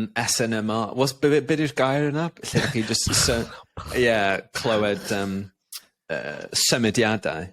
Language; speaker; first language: Welsh; non-native, local second language; English